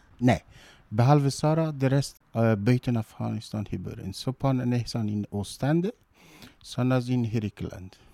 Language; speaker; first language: Dutch; non-native, learner; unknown